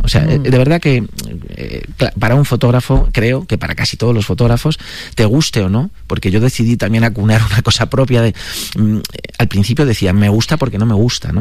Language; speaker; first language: Spanish; native; Spanish